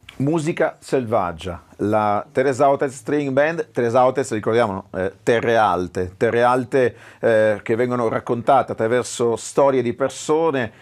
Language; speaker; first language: Italian; native; Italian